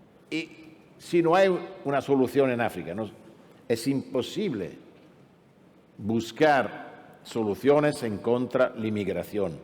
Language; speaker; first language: Spanish; non-native, fluent; Italian